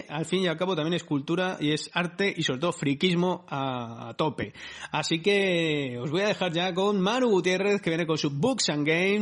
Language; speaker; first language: Spanish; native; Spanish